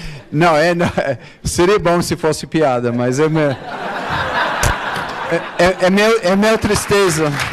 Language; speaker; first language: Portuguese; non-native, fluent; English